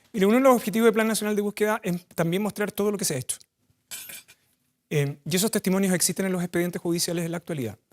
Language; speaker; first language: Spanish; native; Spanish